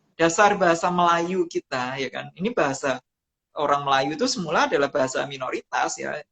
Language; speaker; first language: Indonesian; non-native, local second language; Javanese